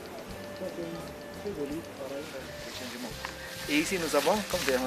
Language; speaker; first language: French; non-native, learner; Spanish